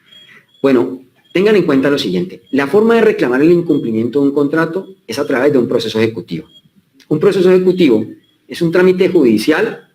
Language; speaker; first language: Spanish; native; Spanish